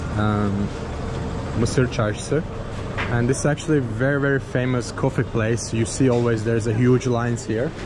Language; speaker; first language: English; non-native, fluent; Azerbaijani